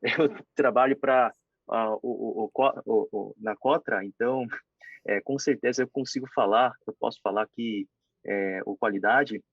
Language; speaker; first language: Portuguese; non-native, fluent; Korean